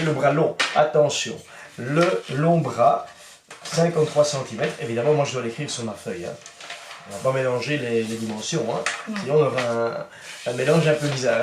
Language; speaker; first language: French; native; French